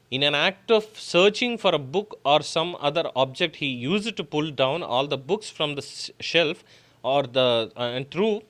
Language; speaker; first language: English; non-native, local second language; Telugu